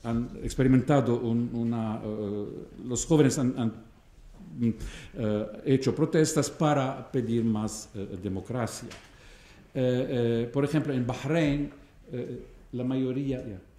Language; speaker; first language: Spanish; non-native, fluent; Arabic